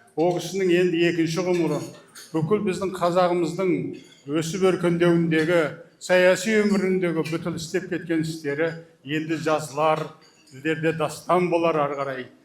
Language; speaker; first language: Kazakh; early bilingual, heritage; Kazakh